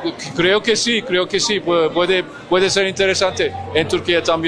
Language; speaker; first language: Spanish; non-native, learner; Turkish